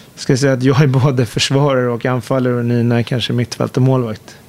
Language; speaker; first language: Swedish; native; Swedish